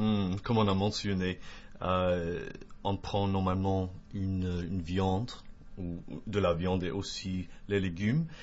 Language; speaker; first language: French; non-native, fluent; English